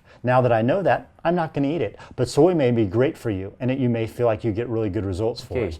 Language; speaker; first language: English; native; English